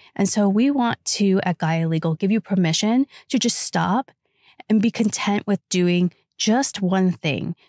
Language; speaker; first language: English; native; English